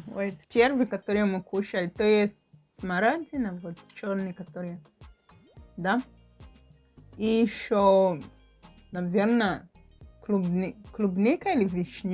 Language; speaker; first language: Russian; non-native, learner; English